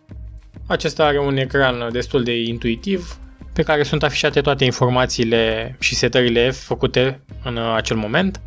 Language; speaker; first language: Romanian; native; Romanian